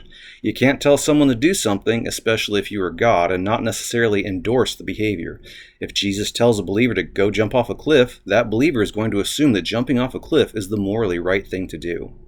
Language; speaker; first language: English; native; English